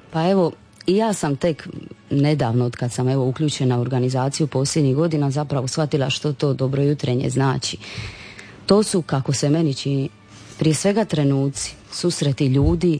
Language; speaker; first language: Serbian; native; Serbian